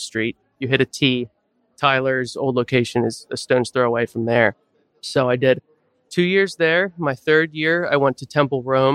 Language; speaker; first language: English; native; English